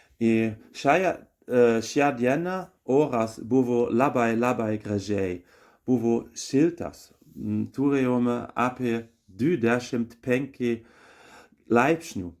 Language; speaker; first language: Lithuanian; non-native, learner; German